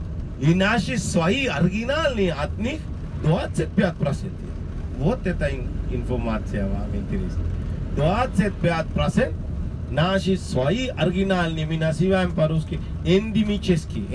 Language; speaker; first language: Russian; non-native, learner; Sinhala